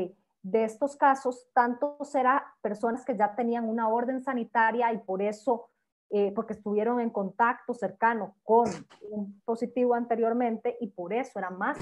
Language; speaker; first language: Spanish; native; Spanish